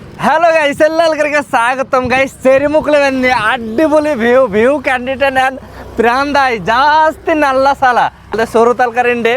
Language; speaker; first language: Malayalam; non-native, learner; Bangla